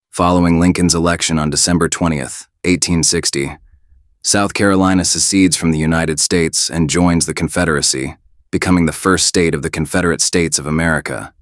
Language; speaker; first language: English; native; English